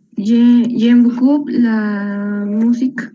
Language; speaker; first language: French; non-native, learner; Spanish